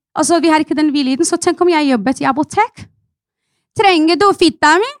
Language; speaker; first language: Norwegian; non-native, fluent; Arabic